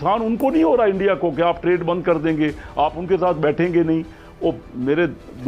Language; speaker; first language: Urdu; native; Urdu